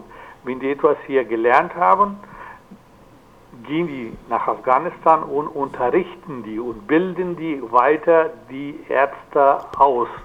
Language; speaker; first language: German; non-native, fluent; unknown